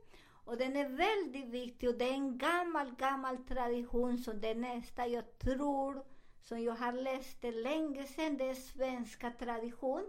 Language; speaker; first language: Swedish; non-native, fluent; Spanish